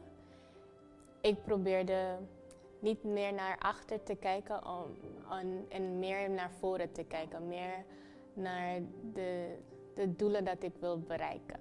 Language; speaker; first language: Dutch; non-native, fluent; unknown